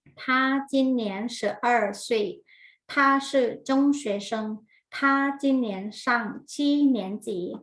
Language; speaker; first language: Chinese; non-native, fluent; Thai